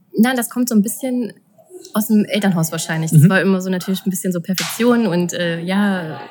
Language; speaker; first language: German; native; German